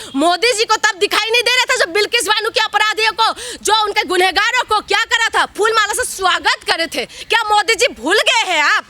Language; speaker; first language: Hindi; non-native, local second language; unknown